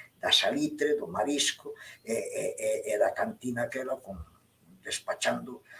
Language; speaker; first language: Galician; native; Galician